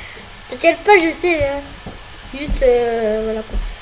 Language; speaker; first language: French; native; French